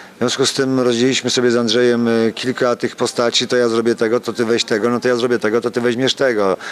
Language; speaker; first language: Polish; native; Polish